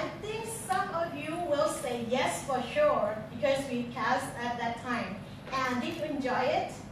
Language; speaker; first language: English; non-native, fluent; Thai